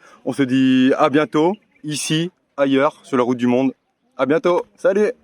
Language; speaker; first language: French; native; French